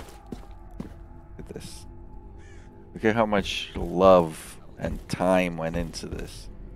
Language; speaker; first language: English; early bilingual, other home language; Russian